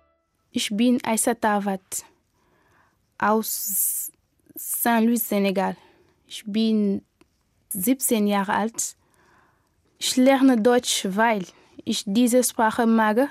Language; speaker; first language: German; non-native, learner; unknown